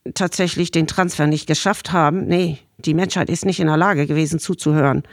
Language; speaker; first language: German; non-native, fluent; English